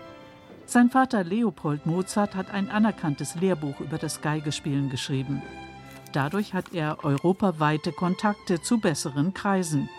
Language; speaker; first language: German; native; German